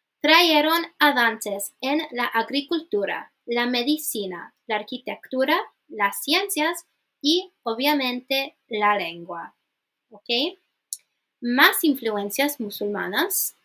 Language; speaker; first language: Spanish; non-native, fluent; English